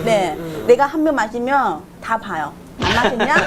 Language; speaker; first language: Korean; non-native, fluent; Chinese